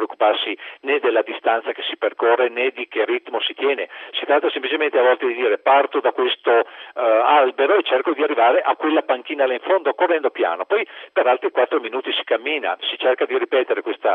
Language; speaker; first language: Italian; native; Italian